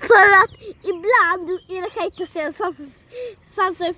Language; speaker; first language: Swedish; early bilingual, other home language; Bangla